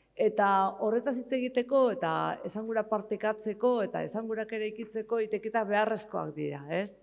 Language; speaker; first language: Basque; native; Basque